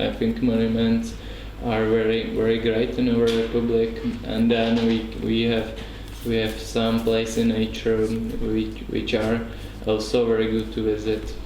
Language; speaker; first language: English; non-native, learner; Czech